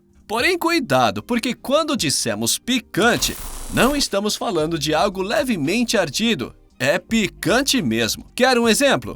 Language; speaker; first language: Portuguese; native; Portuguese